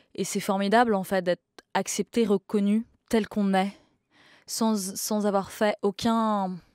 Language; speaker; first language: French; native; French